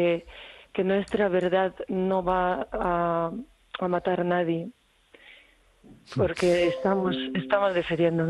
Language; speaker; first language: Spanish; non-native, fluent; Ukrainian